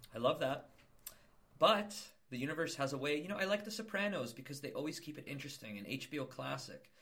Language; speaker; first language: English; native; English